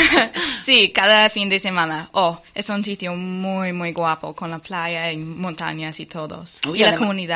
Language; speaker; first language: Spanish; non-native, learner; English